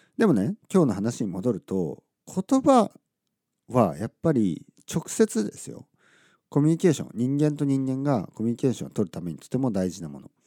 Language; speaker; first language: Japanese; native; Japanese